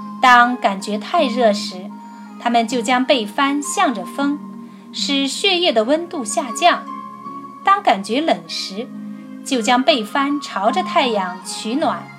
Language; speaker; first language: Chinese; native; Chinese